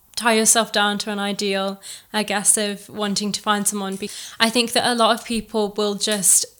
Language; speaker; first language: English; native; English